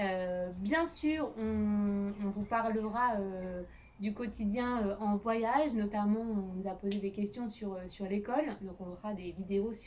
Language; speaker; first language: French; native; French